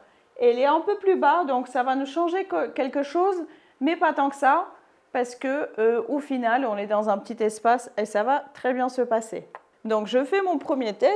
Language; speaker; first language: French; native; French